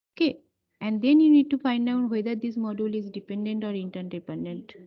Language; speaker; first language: English; non-native, local second language; Bangla